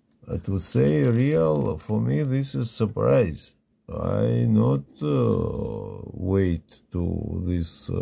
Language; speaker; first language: English; non-native, learner; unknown